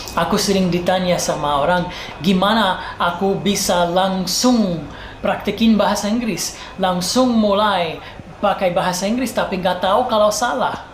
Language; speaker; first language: Indonesian; non-native, fluent; English